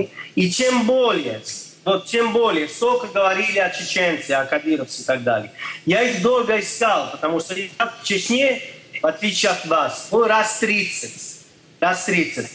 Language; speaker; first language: Russian; non-native, fluent; English